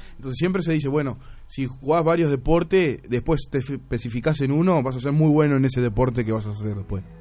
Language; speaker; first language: Spanish; native; Spanish